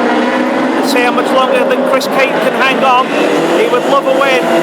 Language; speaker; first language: English; native; English